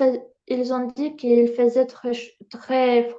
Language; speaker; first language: French; non-native, learner; Ukrainian